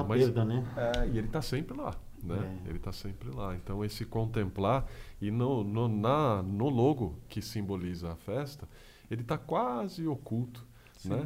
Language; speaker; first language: Portuguese; native; Portuguese